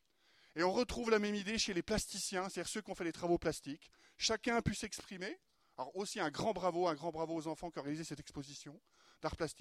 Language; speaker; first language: French; native; French